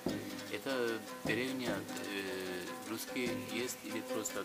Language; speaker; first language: Russian; non-native, learner; Turkish